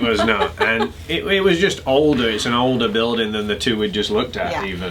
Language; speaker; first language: English; native; English